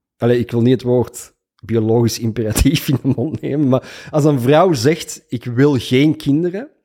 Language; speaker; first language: Dutch; native; Dutch